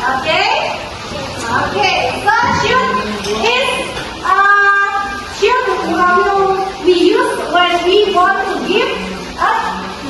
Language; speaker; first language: English; non-native, learner; Indonesian